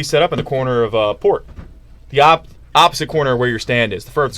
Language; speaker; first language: English; native; English